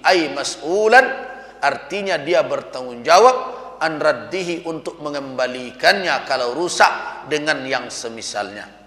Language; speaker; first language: Malay; non-native, local second language; Minangkabau